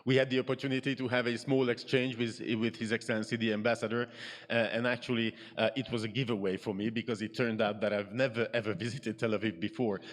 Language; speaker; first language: English; non-native, fluent; Hebrew